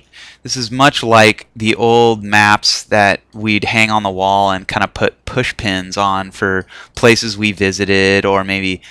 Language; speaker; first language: English; native; English